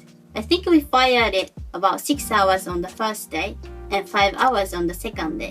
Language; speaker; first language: English; non-native, fluent; Japanese